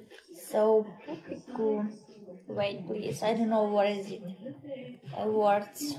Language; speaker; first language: English; non-native, learner; Russian